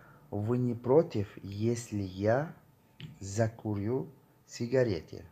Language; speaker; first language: Russian; non-native, local second language; Tajik